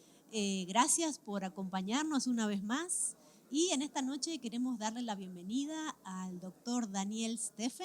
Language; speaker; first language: Spanish; native; Spanish